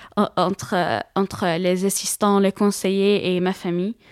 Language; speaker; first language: French; non-native, fluent; Arabic